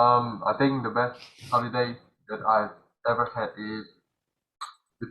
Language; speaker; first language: English; non-native, learner; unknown